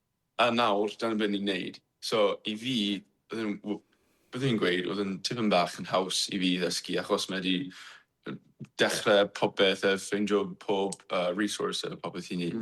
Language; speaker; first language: Welsh; non-native, learner; English